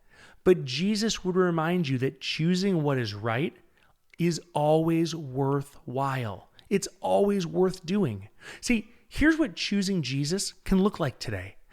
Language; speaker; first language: English; native; English